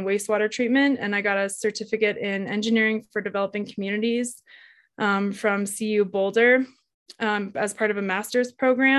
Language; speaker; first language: English; native; English